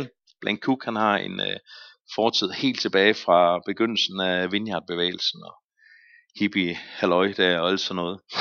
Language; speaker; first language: Danish; native; Danish